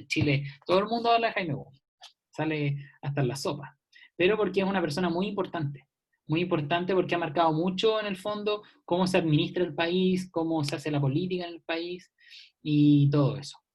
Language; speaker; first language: Spanish; native; Spanish